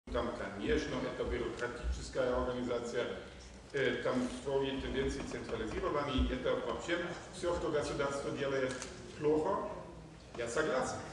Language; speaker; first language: Russian; non-native, fluent; German